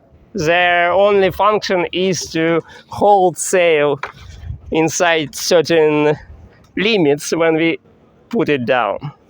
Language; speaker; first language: English; non-native, fluent; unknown